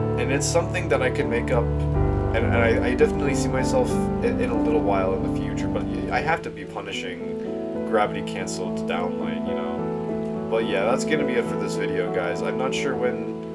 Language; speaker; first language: English; native; English